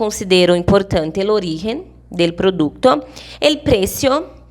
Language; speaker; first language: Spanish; non-native, fluent; Portuguese